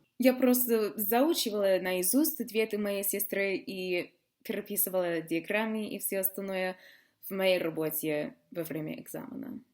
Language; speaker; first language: Russian; non-native, fluent; English